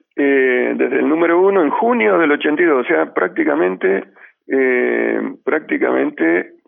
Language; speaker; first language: Spanish; native; Spanish